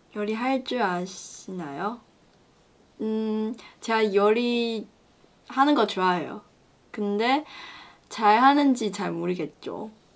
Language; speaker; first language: Korean; non-native, learner; Chinese